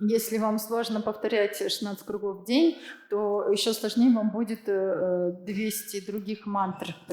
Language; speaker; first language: Russian; native; Russian